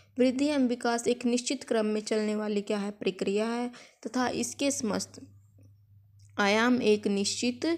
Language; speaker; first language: Hindi; native; Hindi